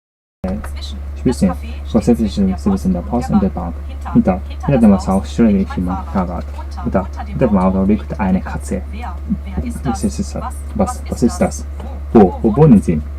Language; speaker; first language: German; non-native, learner; Japanese